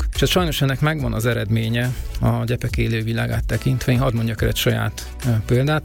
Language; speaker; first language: Hungarian; native; Hungarian